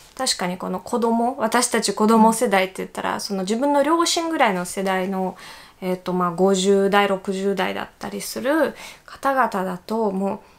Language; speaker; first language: Japanese; non-native, fluent; Russian